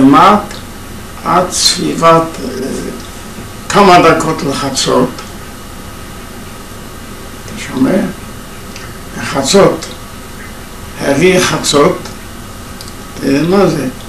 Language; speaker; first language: Hebrew; non-native, fluent; Yiddish